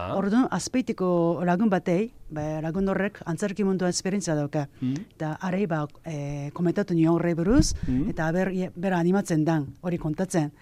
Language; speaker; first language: Basque; non-native, fluent; Japanese